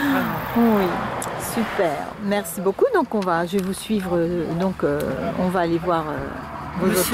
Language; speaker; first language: French; native; French